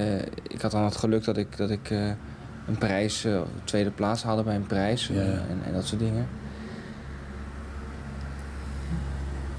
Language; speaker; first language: Dutch; native; Dutch